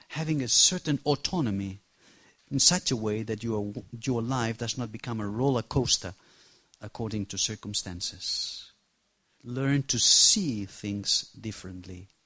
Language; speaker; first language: English; non-native, fluent; Spanish